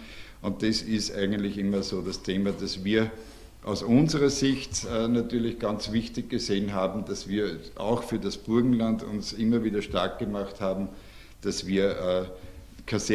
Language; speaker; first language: German; native; German